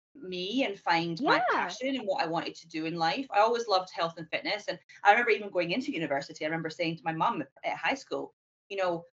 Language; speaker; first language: English; native; English